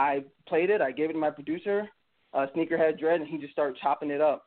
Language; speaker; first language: English; native; English